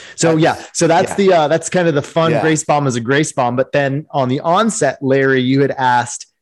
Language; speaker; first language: English; native; English